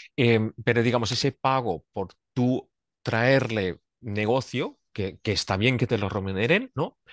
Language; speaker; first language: Spanish; non-native, fluent; Swiss German